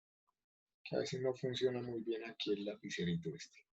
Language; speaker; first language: Spanish; native; Spanish